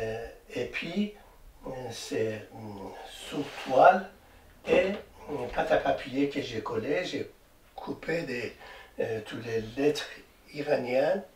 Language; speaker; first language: French; non-native, learner; Persian